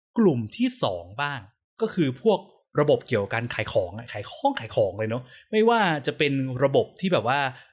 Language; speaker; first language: Thai; native; Thai